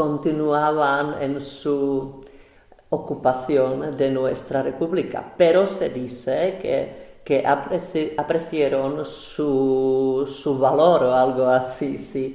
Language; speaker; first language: Spanish; non-native, fluent; Czech